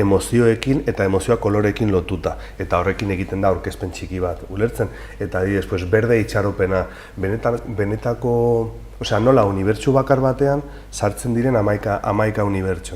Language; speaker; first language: Basque; non-native, local second language; Spanish